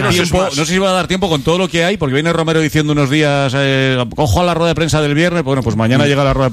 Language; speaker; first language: Spanish; native; Spanish